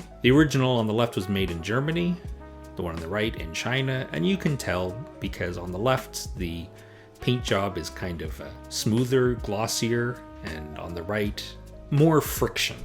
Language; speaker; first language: English; native; English